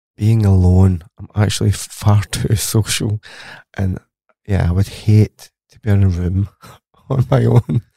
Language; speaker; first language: English; native; English